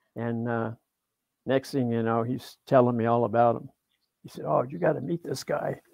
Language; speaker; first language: English; native; English